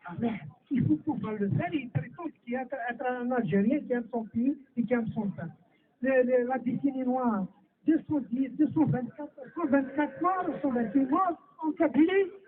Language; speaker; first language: French; non-native, local second language; Kabyle